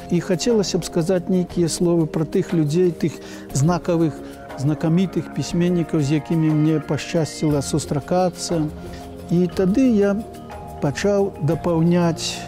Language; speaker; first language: Belarusian; native; Belarusian